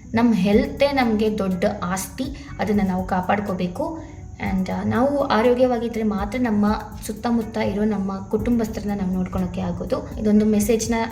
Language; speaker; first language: Kannada; non-native, local second language; Telugu